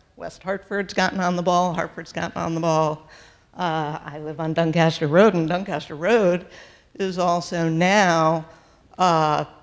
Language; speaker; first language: English; native; English